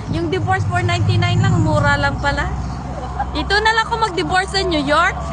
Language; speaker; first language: Filipino; non-native, local second language; Cebuano